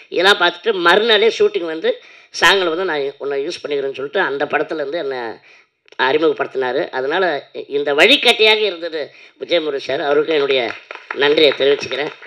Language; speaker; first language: Tamil; native; Tamil